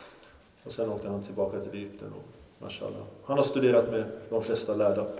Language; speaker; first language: Swedish; non-native, local second language; Arabic